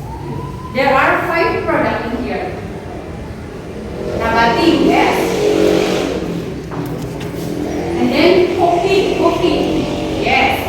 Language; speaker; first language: English; non-native, learner; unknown